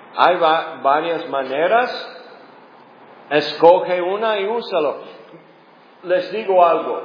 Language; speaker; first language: Spanish; non-native, fluent; English